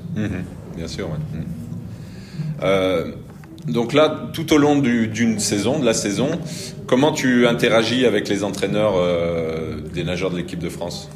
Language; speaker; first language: French; native; French